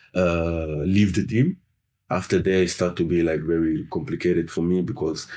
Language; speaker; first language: English; non-native, fluent; French